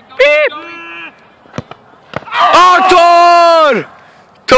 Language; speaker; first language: German; non-native, learner; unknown